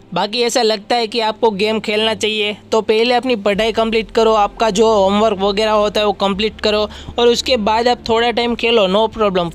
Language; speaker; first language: Hindi; non-native, local second language; Gujarati